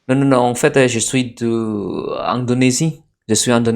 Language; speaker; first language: French; non-native, fluent; Indonesian